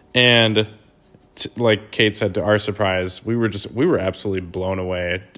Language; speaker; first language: English; native; English